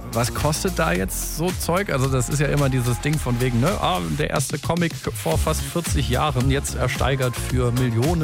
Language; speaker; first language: German; native; German